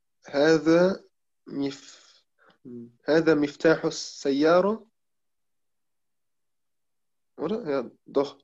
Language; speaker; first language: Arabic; non-native, learner; German